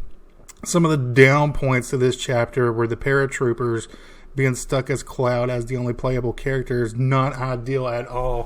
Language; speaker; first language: English; native; English